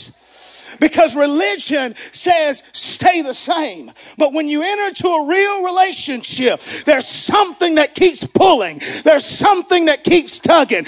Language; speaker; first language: English; native; English